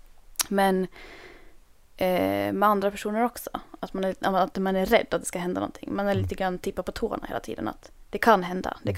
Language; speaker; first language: Swedish; native; Swedish